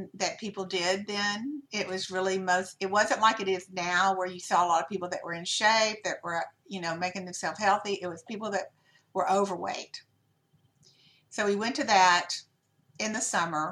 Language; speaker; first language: English; native; English